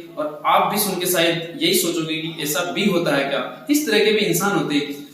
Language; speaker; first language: Hindi; native; Hindi